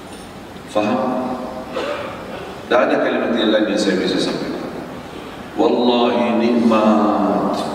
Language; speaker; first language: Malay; non-native, fluent; Arabic